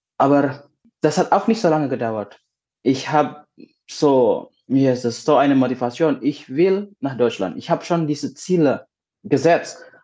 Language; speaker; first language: German; non-native, learner; Indonesian